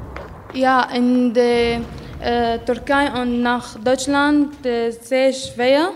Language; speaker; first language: German; non-native, learner; Arabic